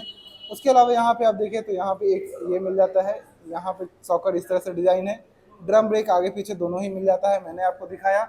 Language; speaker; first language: Hindi; native; Hindi